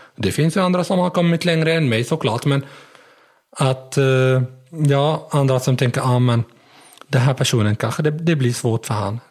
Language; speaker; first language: Swedish; non-native, fluent; Arabic